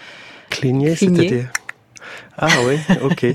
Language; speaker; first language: French; non-native, fluent; English